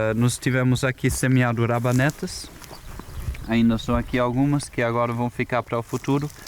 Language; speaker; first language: Portuguese; non-native, fluent; German